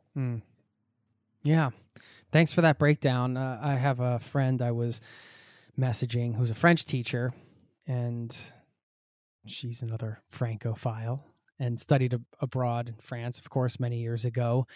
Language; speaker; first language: English; native; English